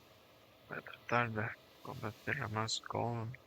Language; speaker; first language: Spanish; non-native, learner; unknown